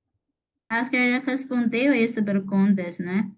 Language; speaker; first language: Portuguese; non-native, fluent; Chinese